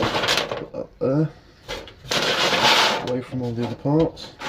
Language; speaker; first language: English; native; English